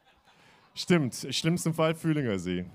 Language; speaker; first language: German; non-native, fluent; Turkish